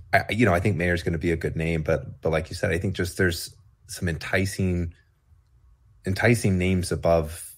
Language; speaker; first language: English; native; English